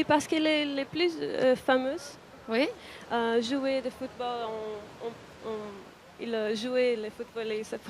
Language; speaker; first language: French; non-native, local second language; Portuguese